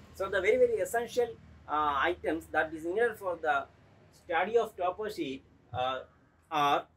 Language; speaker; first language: English; non-native, local second language; Malayalam